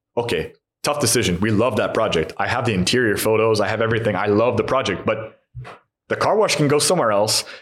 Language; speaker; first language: English; native; English